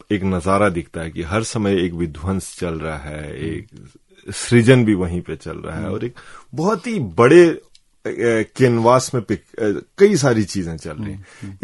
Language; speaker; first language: Hindi; native; Hindi